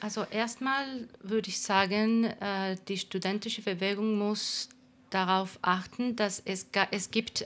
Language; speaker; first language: German; non-native, fluent; Spanish